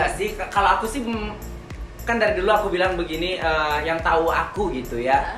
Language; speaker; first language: Indonesian; native; Indonesian